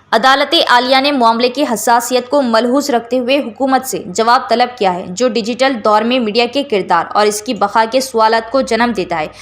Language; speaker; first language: Urdu; native; Urdu